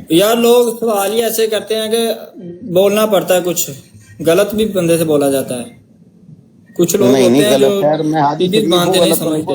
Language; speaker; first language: Urdu; non-native, local second language; Punjabi